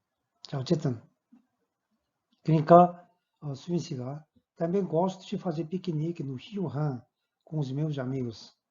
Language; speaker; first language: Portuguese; non-native, fluent; Korean